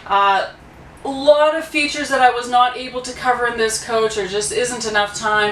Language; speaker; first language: English; native; English